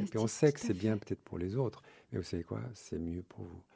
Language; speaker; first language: French; early bilingual, other home language; English